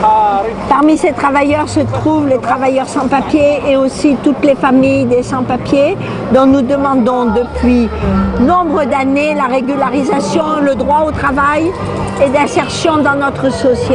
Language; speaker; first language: French; native; French